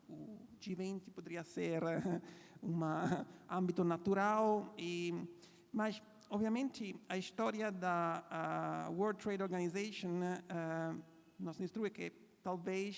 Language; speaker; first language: Portuguese; non-native, fluent; Italian